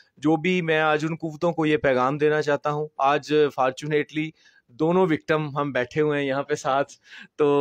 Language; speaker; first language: Urdu; non-native, local second language; Punjabi